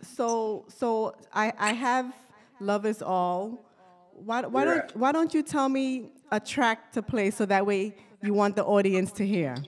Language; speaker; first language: English; native; English